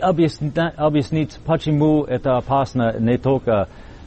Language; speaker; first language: Russian; non-native, fluent; English